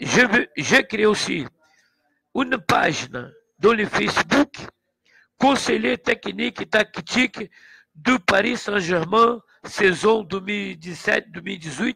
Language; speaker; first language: French; non-native, learner; Portuguese